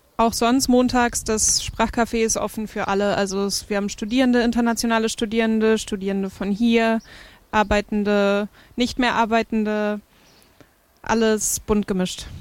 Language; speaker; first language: German; native; German